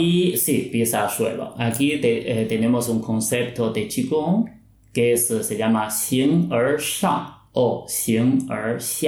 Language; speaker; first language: Spanish; non-native, fluent; Chinese